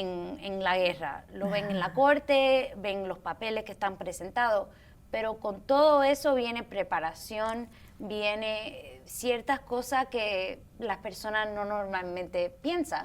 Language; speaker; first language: Spanish; early bilingual, heritage; Spanish